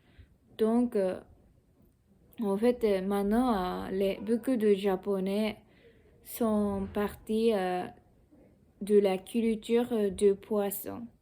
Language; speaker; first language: French; non-native, learner; Japanese